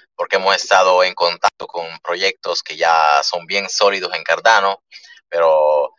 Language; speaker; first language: Spanish; early bilingual, other home language; Italian